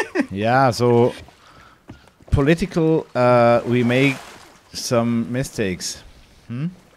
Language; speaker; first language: English; non-native, fluent; German